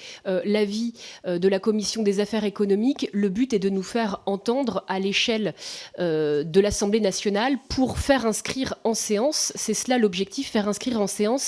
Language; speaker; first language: French; native; French